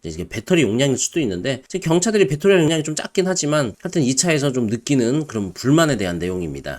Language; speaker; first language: Korean; native; Korean